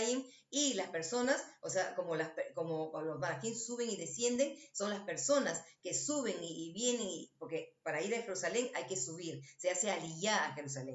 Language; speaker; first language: Spanish; native; Spanish